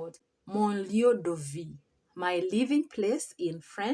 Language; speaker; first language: French; non-native, fluent; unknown